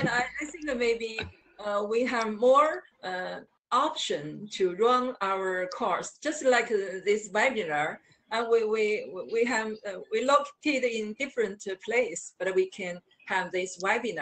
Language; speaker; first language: English; non-native, learner; Chinese